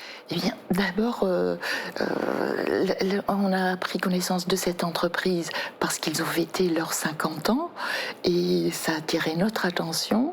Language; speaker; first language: French; native; French